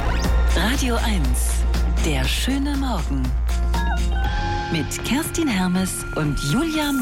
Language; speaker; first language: German; native; German